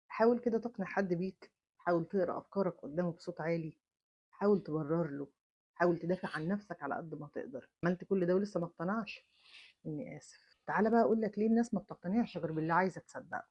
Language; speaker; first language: Arabic; native; Arabic